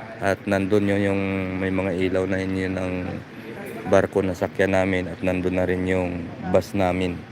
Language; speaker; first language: Filipino; non-native, local second language; Hiligaynon